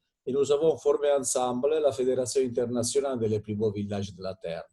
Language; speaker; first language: French; non-native, fluent; Italian